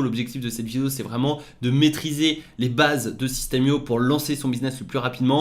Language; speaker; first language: French; native; French